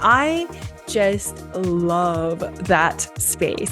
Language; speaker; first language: English; native; English